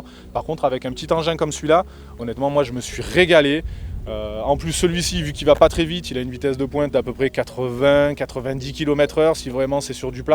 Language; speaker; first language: French; native; French